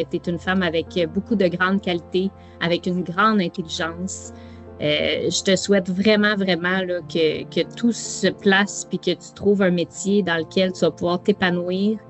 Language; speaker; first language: French; native; French